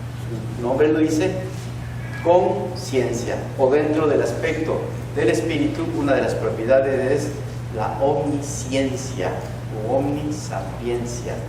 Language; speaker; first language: Spanish; native; Spanish